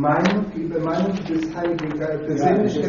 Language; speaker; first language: German; non-native, learner; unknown